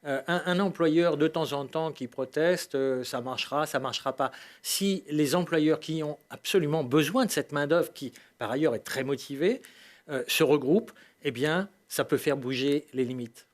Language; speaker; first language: French; native; French